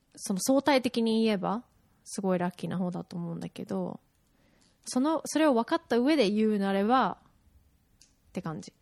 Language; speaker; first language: Japanese; early bilingual, heritage; Japanese